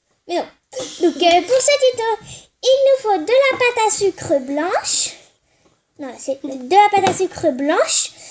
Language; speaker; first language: French; native; French